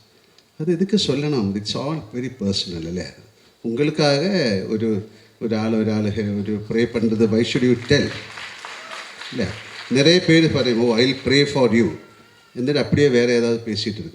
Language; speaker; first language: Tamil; non-native, learner; Malayalam